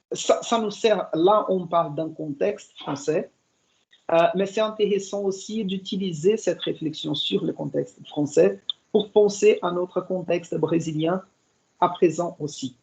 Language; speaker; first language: French; non-native, fluent; Portuguese